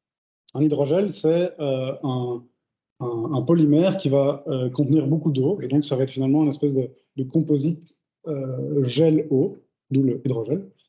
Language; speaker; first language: French; native; French